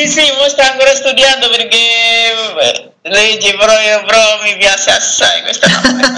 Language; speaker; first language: Italian; non-native, learner; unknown